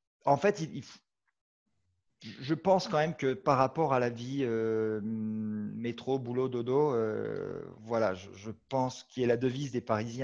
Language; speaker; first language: French; native; French